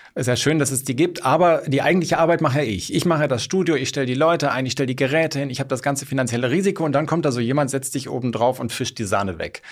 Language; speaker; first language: German; native; German